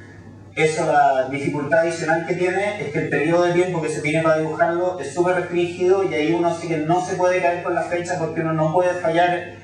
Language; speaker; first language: Spanish; native; Spanish